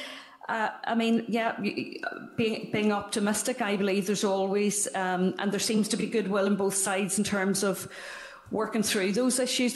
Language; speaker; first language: English; native; English